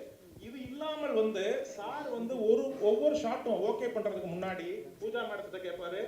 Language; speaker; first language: Tamil; native; Tamil